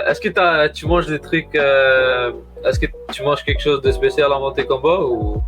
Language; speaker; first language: French; native; French